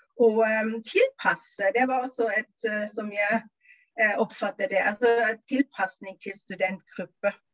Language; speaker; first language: Norwegian; non-native, fluent; German